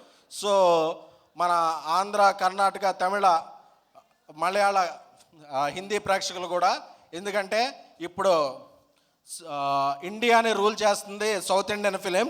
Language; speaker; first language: Telugu; native; Telugu